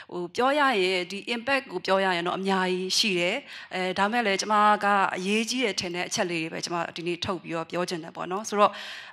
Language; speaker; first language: Burmese; non-native, local second language; Kachin